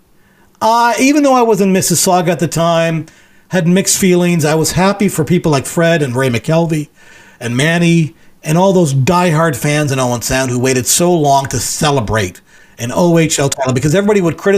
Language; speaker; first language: English; native; English